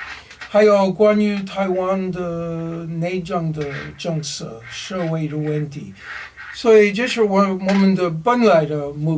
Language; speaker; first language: Chinese; non-native, learner; English